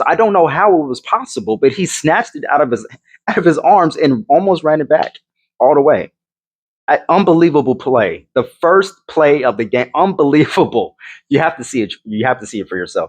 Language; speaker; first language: English; native; English